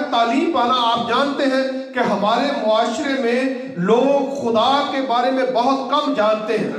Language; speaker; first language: Urdu; non-native, local second language; Punjabi